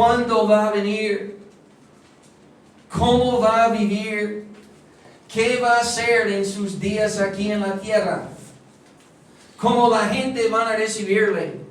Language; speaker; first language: Spanish; non-native, fluent; English